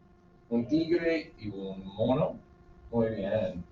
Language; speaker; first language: Spanish; non-native, fluent; English